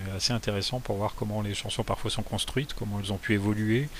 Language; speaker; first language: French; native; French